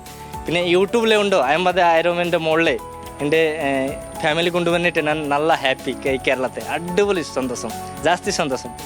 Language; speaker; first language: Malayalam; non-native, learner; Hindi